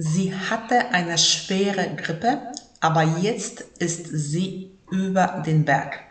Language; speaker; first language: German; non-native, fluent; Polish